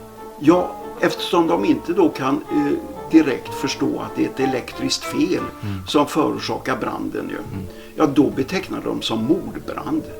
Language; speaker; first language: Swedish; native; Swedish